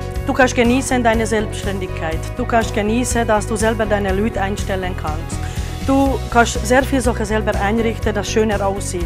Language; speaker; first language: German; non-native, fluent; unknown